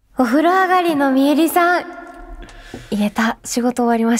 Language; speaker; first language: Japanese; native; Japanese